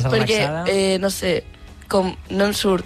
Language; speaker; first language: Catalan; non-native, local second language; Spanish